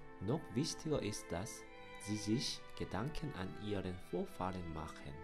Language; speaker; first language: German; non-native, fluent; Korean